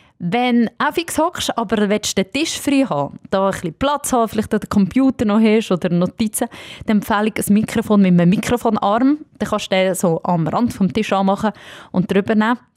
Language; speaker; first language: German; native; German